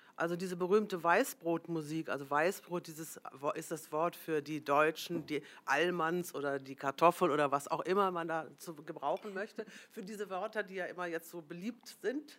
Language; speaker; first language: German; native; German